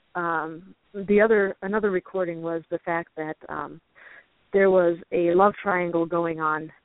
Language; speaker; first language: English; native; English